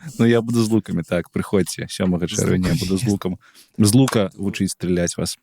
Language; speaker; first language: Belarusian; non-native, local second language; Russian